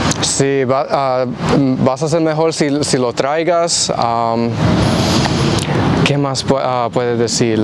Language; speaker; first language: Spanish; early bilingual, heritage; English